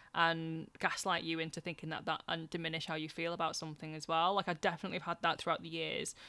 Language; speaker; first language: English; native; English